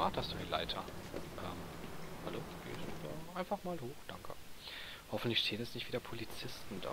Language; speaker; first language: German; native; German